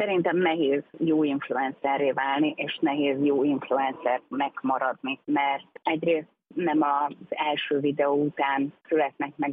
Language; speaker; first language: Hungarian; native; Hungarian